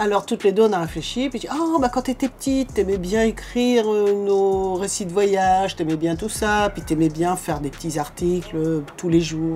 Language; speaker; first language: French; native; French